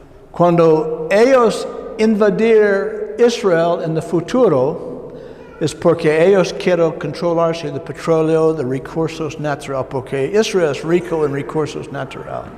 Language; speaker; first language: Spanish; non-native, learner; English